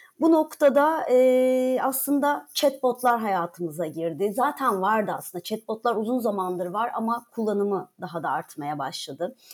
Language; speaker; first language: Turkish; native; Turkish